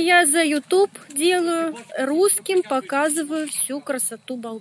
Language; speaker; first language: Russian; native; Russian